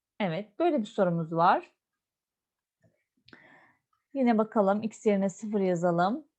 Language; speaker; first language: Turkish; native; Turkish